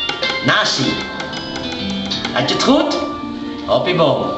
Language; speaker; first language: Dutch; non-native, local second language; Papiamento